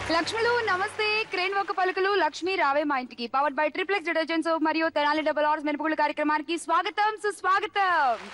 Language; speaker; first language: Telugu; native; Telugu